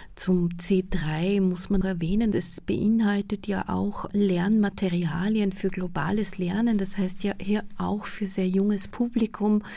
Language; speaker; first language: German; native; German